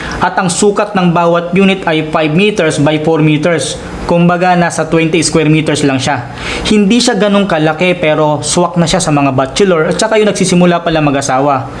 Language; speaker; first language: Filipino; non-native, local second language; Waray